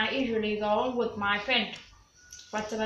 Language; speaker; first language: English; non-native, learner; Vietnamese